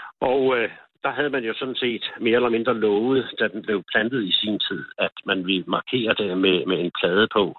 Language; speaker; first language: Danish; native; Danish